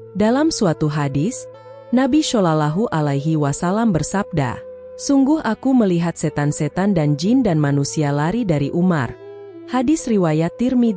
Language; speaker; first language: Indonesian; native; Indonesian